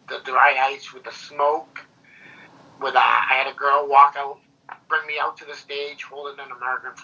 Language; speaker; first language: English; native; English